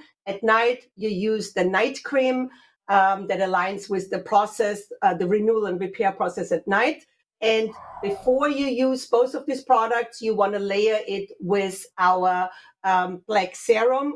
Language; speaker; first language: English; non-native, fluent; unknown